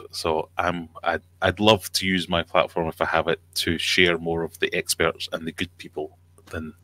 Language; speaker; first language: English; native; English